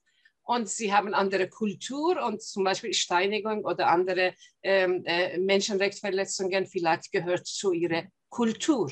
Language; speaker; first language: German; non-native, fluent; Persian